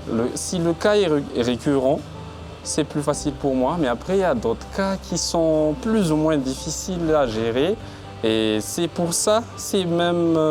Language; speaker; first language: French; non-native, local second language; Malagasy